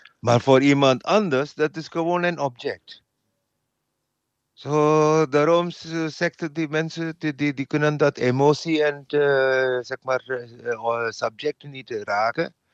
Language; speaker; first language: Dutch; non-native, learner; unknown